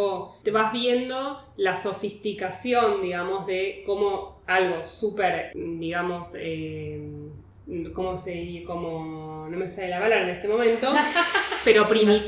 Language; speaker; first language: Spanish; native; Spanish